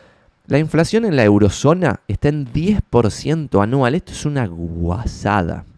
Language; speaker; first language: Spanish; native; Spanish